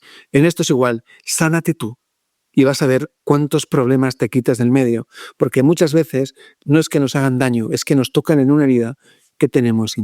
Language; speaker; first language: Spanish; native; Spanish